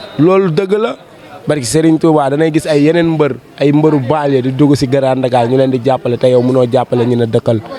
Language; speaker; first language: Wolof; native; Wolof